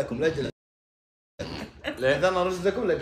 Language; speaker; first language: Arabic; native; Arabic